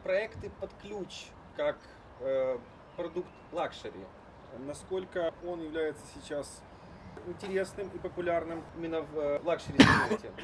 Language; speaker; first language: Russian; native; Russian